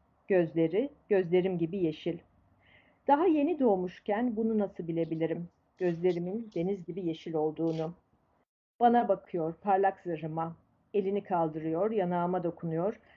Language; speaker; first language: Turkish; native; Turkish